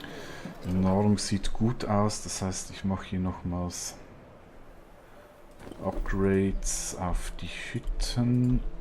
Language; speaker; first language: German; native; German